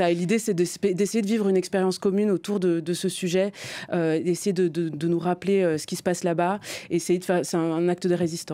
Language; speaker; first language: French; native; French